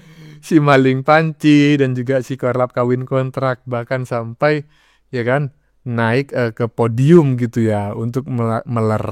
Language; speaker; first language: Indonesian; native; Indonesian